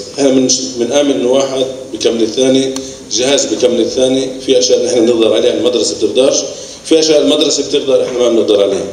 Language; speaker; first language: Arabic; native; Arabic